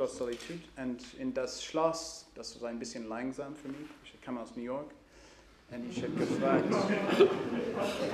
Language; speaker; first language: German; non-native, learner; English